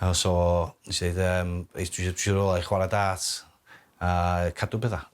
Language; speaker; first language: Welsh; non-native, local second language; English